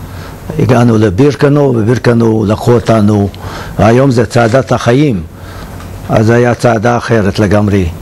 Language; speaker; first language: Hebrew; non-native, fluent; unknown